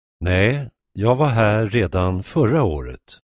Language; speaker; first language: Swedish; non-native, fluent; Persian